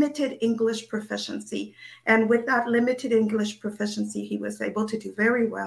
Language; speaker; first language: English; early bilingual, other home language; Spanish